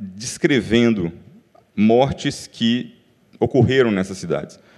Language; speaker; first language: Portuguese; native; Portuguese